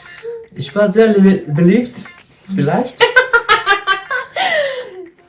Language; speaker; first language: German; non-native, learner; Japanese